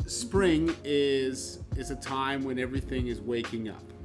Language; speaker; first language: English; non-native, fluent; Polish